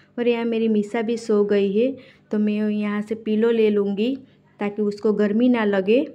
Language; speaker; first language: Hindi; non-native, local second language; Gujarati